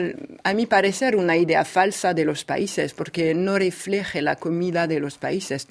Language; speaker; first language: Spanish; non-native, fluent; French